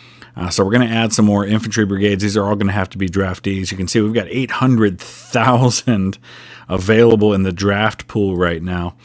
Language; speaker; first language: English; native; English